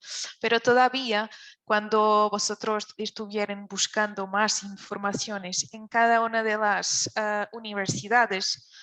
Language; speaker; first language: Spanish; non-native, fluent; Portuguese